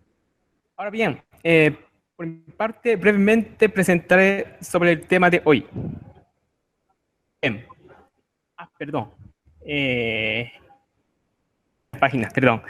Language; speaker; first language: Spanish; non-native, learner; Japanese